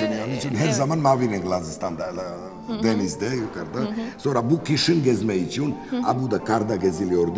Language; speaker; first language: Turkish; non-native, learner; Georgian